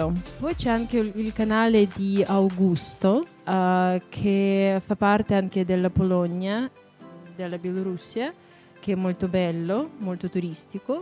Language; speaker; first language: Italian; non-native, fluent; Russian